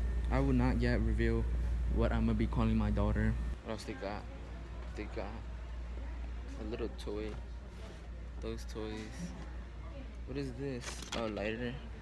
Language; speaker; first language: English; early bilingual, other home language; Spanish